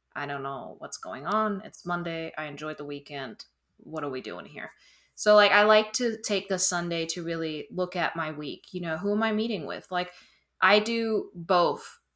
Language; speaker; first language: English; non-native, fluent; German